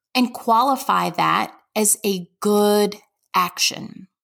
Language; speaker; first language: English; native; English